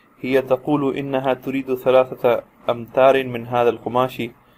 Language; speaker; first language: Arabic; non-native, fluent; Urdu